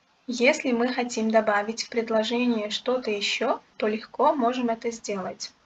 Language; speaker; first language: Russian; non-native, local second language; Uzbek